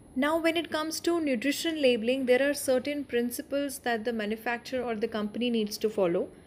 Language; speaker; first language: English; non-native, local second language; Hindi